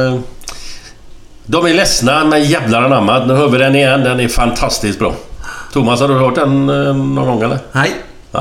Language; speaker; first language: Swedish; native; Swedish